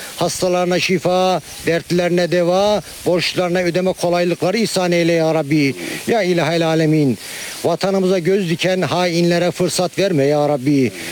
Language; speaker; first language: Turkish; native; Turkish